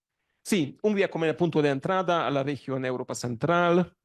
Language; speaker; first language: Spanish; non-native, learner; Hungarian